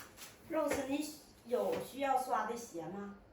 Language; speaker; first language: Chinese; native; Chinese